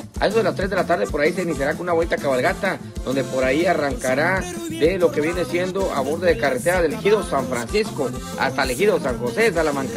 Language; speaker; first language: Spanish; native; Spanish